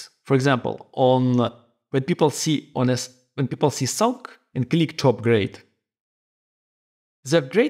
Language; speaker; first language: English; non-native, fluent; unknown